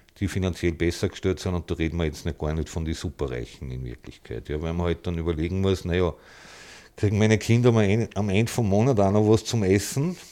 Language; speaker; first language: German; native; German